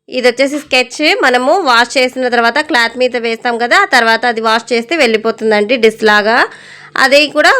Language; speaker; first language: Telugu; non-native, local second language; Urdu